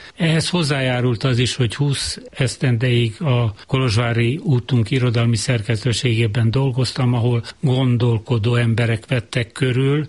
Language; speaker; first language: Hungarian; native; Hungarian